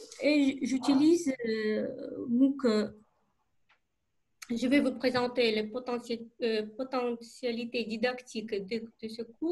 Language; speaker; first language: French; non-native, fluent; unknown